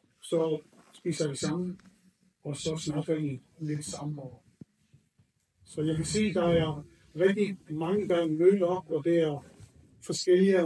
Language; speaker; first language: Danish; non-native, fluent; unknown